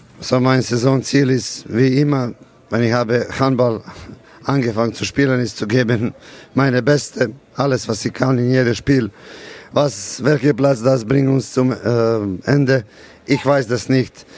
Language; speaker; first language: German; non-native, learner; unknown